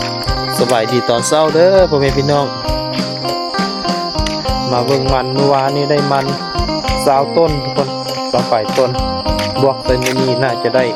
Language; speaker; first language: Thai; non-native, local second language; Lao